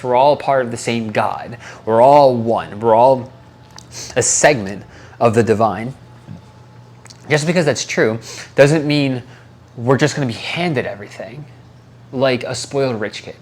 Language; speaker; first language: English; native; English